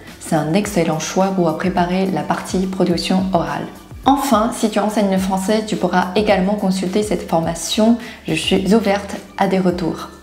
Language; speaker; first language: French; non-native, fluent; Chinese